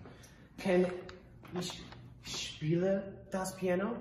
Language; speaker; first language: German; non-native, learner; English